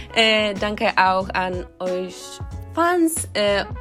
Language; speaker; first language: German; non-native, fluent; Polish